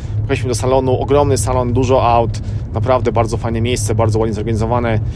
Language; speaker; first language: Polish; native; Polish